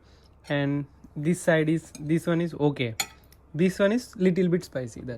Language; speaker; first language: English; non-native, local second language; Telugu